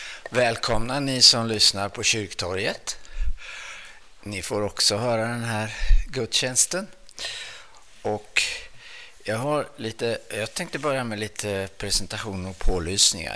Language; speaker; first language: Swedish; native; Swedish